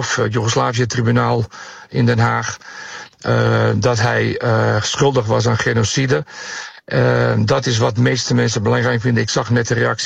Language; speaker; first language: Dutch; non-native, fluent; Bosnian